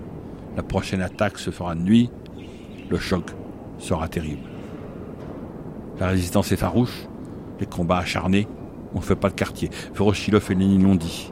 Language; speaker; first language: French; native; French